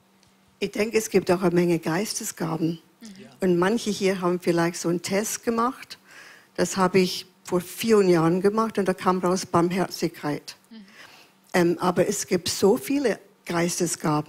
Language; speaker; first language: German; non-native, fluent; English